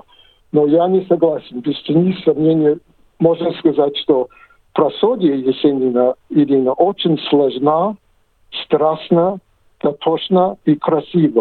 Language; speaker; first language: Russian; non-native, fluent; English